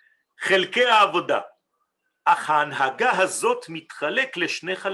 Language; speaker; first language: Hebrew; non-native, fluent; French